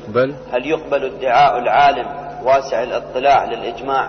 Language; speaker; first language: Arabic; native; Arabic